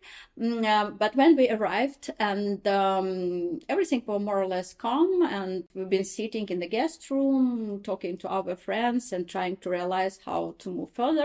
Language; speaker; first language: English; non-native, fluent; Ukrainian